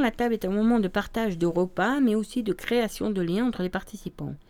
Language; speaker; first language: French; native; French